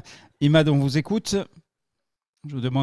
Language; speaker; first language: French; native; French